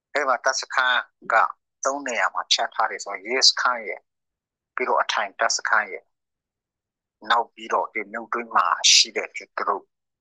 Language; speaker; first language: Burmese; non-native, local second language; Hakha Chin